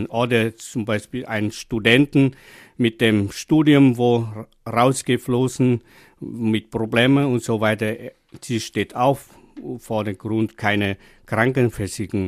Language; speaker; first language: German; non-native, fluent; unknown